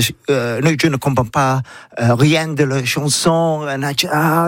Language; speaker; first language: French; non-native, learner; English